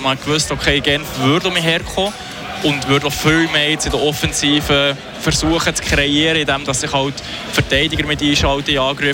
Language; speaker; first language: German; native; German